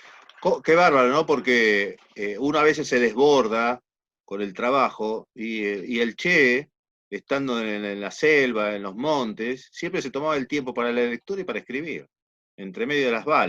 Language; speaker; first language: Spanish; native; Spanish